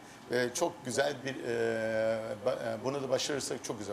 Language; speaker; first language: Turkish; early bilingual, heritage; Turkish